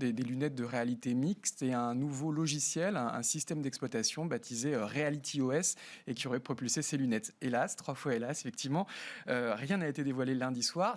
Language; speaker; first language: French; native; French